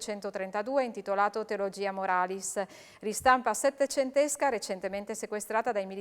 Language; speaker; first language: Italian; native; Italian